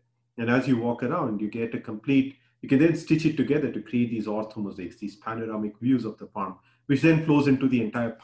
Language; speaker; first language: English; non-native, local second language; Hindi